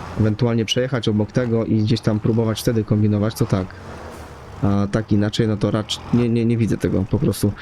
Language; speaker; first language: Polish; native; Polish